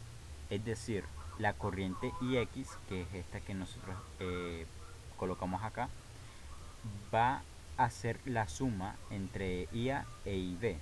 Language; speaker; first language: Spanish; native; Spanish